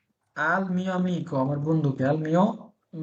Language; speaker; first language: Italian; non-native, fluent; Bangla